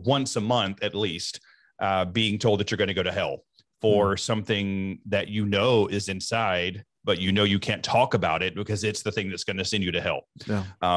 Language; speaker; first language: English; native; English